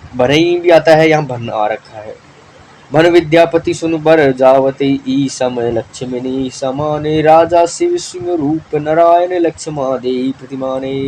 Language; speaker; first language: Hindi; native; Hindi